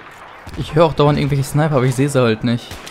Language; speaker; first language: German; native; German